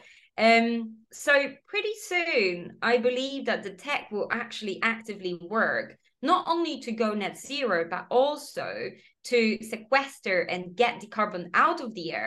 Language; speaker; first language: English; non-native, fluent; Polish